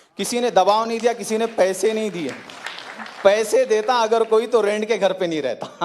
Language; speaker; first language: Hindi; native; Hindi